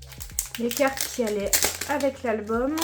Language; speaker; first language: French; native; French